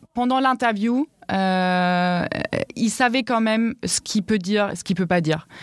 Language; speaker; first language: French; non-native, fluent; German